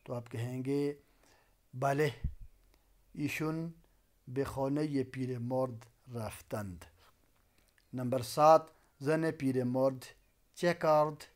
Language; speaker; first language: Persian; non-native, local second language; Urdu